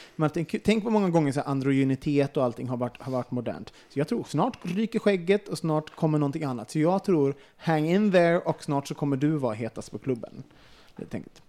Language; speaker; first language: Swedish; native; Swedish